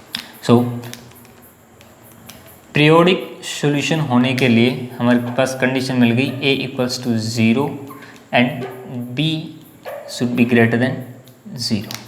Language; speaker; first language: Hindi; native; Hindi